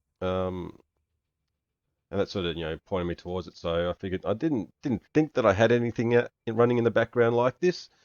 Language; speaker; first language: English; native; English